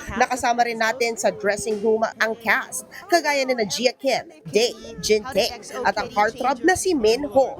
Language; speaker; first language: Filipino; native; Filipino